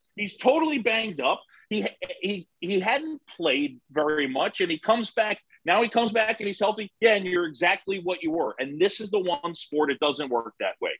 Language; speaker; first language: English; native; English